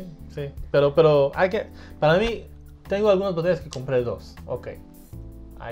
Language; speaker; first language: Spanish; early bilingual, heritage; Spanish